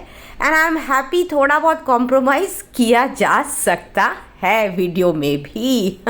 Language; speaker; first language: Hindi; native; Hindi